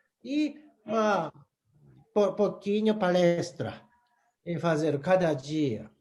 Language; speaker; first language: Portuguese; non-native, learner; Japanese